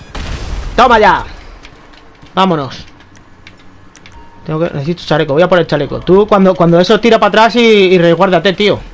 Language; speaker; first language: Spanish; native; Spanish